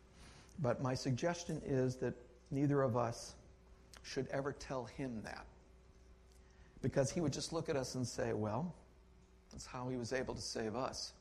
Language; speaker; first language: English; native; English